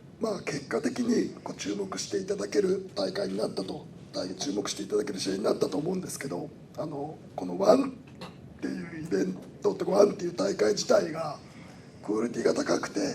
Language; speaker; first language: Japanese; native; Japanese